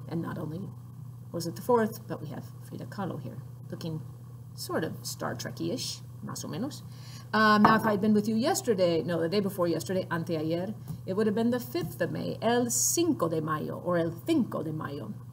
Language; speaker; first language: English; native; English